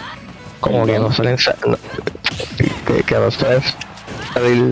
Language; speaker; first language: Spanish; native; Spanish